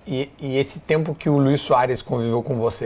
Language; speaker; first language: Spanish; non-native, learner; Portuguese